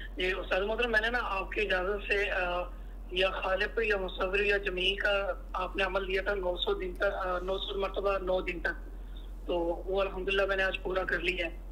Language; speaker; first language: Urdu; native; Urdu